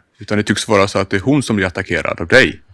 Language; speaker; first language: Swedish; native; Swedish